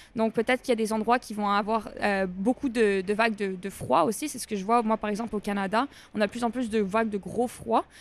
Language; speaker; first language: French; native; French